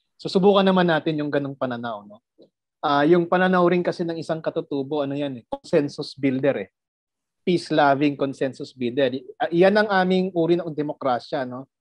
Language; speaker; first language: Filipino; non-native, local second language; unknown